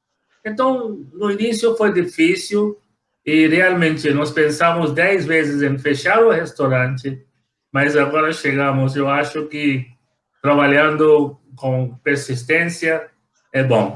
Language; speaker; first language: Portuguese; non-native, fluent; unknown